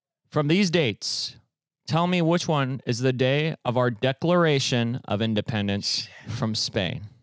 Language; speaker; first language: English; early bilingual, other home language; Spanish